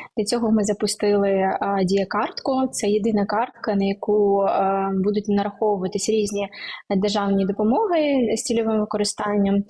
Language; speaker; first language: Ukrainian; native; Ukrainian